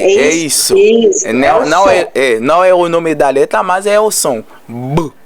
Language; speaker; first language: Portuguese; non-native, learner; Haitian Creole